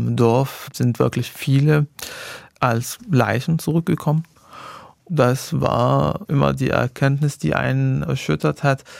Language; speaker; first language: German; non-native, fluent; Arabic